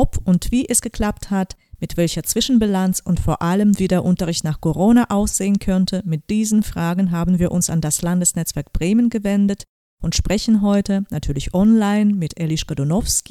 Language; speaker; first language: German; native; German